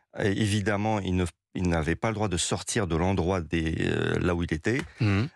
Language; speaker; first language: French; early bilingual, other home language; Russian